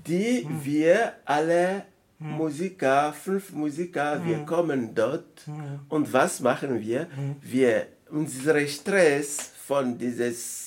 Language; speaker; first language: German; non-native, learner; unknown